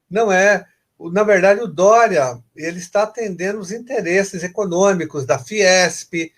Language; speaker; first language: Portuguese; native; Portuguese